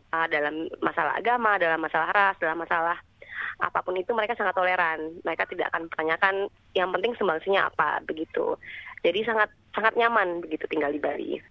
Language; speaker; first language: Indonesian; native; Indonesian